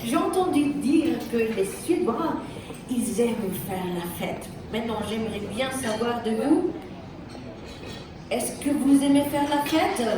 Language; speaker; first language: French; non-native, local second language; German